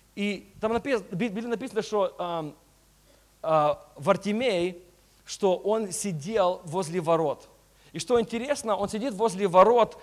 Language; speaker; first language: Russian; early bilingual, heritage; Russian